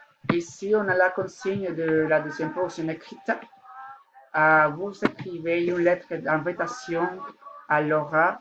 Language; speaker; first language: French; non-native, learner; Spanish